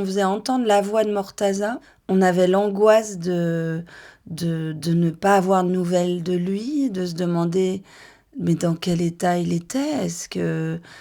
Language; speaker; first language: French; native; French